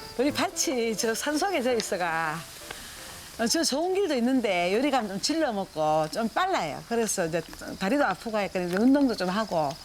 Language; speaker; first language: Korean; native; Korean